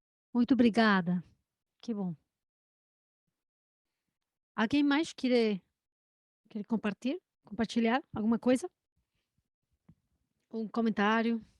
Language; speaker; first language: Portuguese; non-native, learner; Spanish